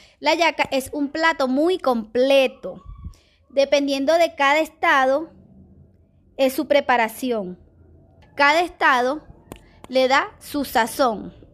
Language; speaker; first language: Spanish; native; Spanish